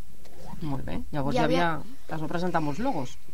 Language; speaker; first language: Catalan; native; Catalan